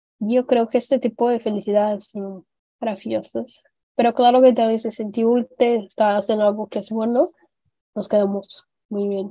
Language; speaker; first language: Spanish; non-native, fluent; Portuguese